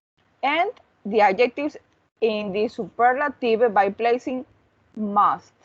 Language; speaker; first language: English; non-native, learner; Spanish